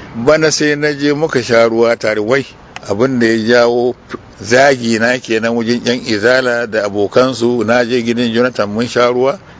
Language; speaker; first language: Hausa; native; Hausa